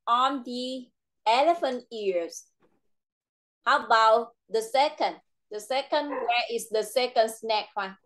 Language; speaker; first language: English; non-native, fluent; Vietnamese